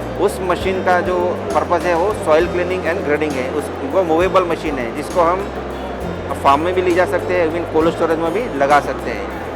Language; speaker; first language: Hindi; native; Hindi